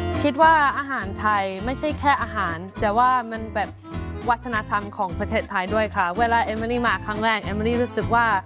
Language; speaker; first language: Thai; non-native, fluent; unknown